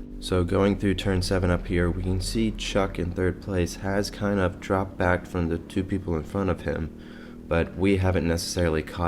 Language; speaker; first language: English; native; English